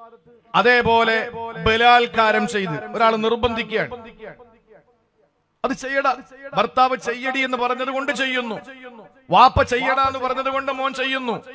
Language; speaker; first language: Malayalam; native; Malayalam